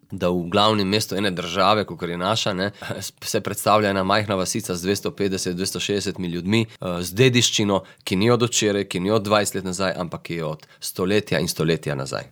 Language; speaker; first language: Slovenian; native; Slovenian